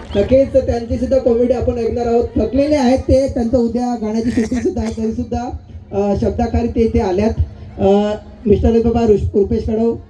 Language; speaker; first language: Marathi; native; Marathi